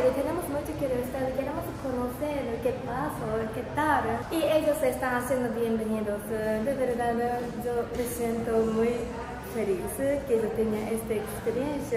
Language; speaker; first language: Spanish; non-native, learner; Japanese